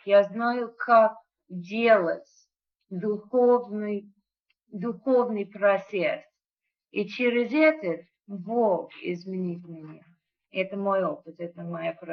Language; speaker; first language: Russian; non-native, learner; English